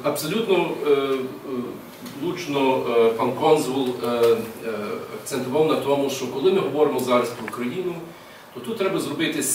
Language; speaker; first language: Ukrainian; early bilingual, heritage; English